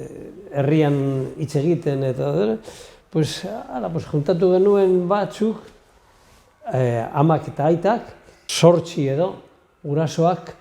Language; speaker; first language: Basque; non-native, local second language; Spanish